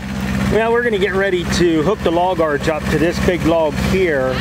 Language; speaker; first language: English; native; English